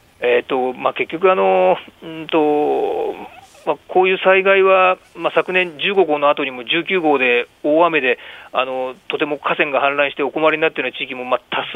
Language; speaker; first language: Japanese; native; Japanese